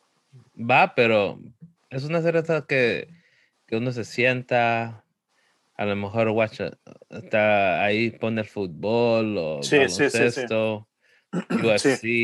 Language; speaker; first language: Spanish; early bilingual, heritage; Spanish